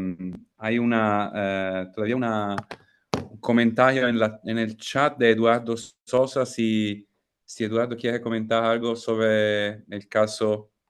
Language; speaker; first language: Spanish; non-native, fluent; Italian